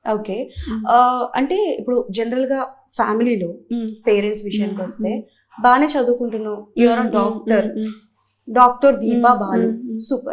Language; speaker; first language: Telugu; native; Telugu